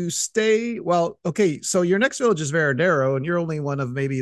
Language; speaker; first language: English; native; English